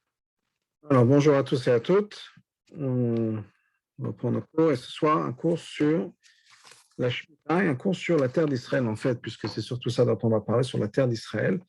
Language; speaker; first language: French; native; French